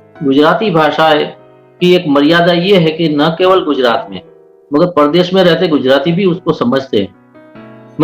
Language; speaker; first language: Hindi; non-native, local second language; Gujarati